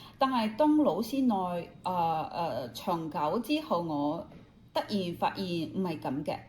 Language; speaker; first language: Cantonese; non-native, local second language; Chinese